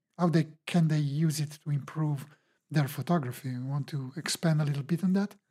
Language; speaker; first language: English; non-native, fluent; Italian